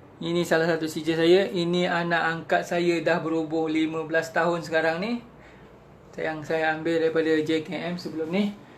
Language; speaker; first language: Malay; native; Malay